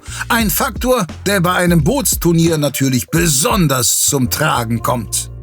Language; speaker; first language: German; native; German